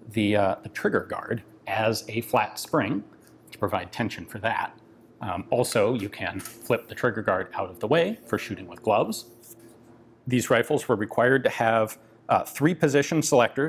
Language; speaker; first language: English; native; English